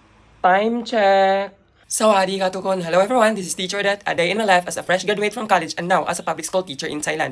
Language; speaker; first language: English; non-native, local second language; Filipino